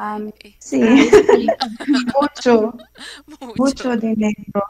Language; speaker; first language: Spanish; non-native, learner; Portuguese